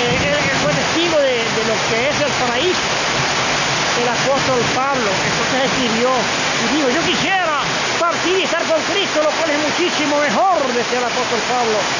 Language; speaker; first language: Spanish; native; Spanish